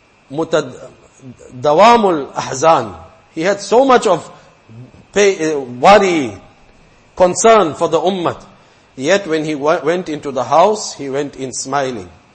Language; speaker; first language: English; native; English